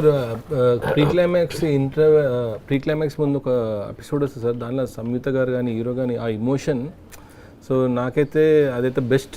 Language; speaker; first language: Telugu; native; Telugu